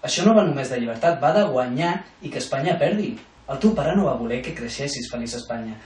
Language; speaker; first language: Catalan; non-native, local second language; Spanish